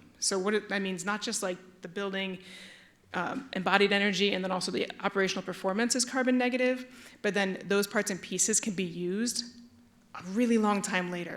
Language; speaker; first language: English; native; English